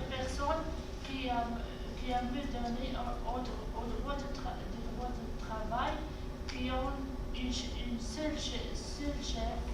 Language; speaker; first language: French; non-native, learner; Arabic